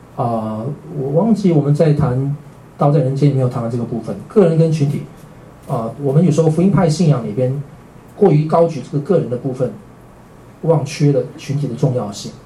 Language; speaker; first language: Chinese; native; Chinese